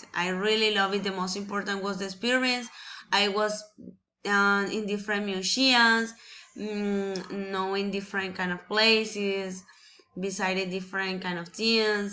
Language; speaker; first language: English; non-native, learner; Spanish